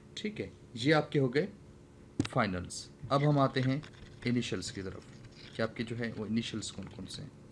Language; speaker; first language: Urdu; non-native, local second language; Sindhi